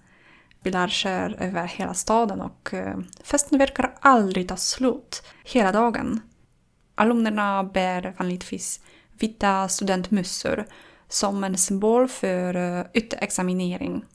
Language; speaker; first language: Swedish; non-native, fluent; Polish